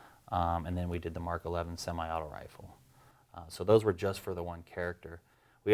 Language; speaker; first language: English; native; English